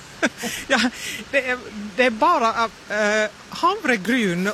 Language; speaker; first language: Swedish; non-native, local second language; Finnish